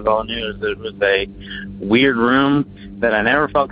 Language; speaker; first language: English; native; English